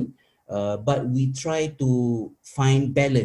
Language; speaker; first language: English; non-native, local second language; Malay